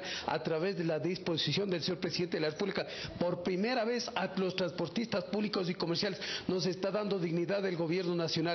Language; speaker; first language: Spanish; native; Spanish